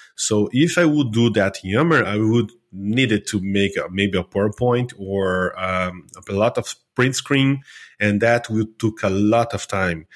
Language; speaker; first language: English; non-native, fluent; Portuguese